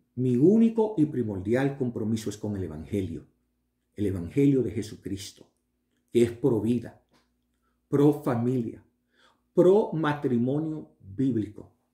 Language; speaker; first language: Spanish; early bilingual, heritage; Spanish